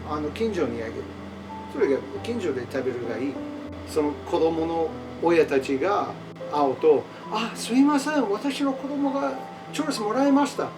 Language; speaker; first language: Japanese; non-native, learner; English